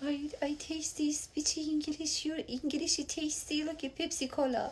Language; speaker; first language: English; non-native, learner; Persian